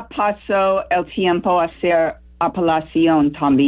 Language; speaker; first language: Spanish; non-native, fluent; English